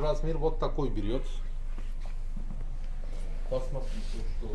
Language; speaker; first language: Russian; non-native, learner; Turkish